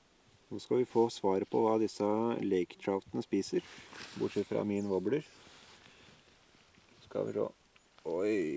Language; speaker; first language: Norwegian; native; Norwegian